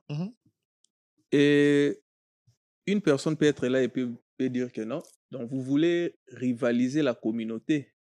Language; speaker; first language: French; non-native, local second language; Lingala